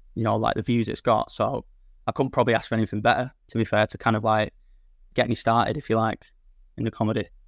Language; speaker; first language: English; native; English